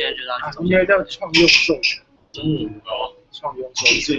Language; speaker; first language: Chinese; native; Chinese